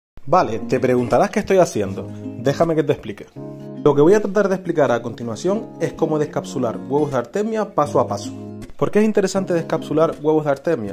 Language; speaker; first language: Spanish; native; Spanish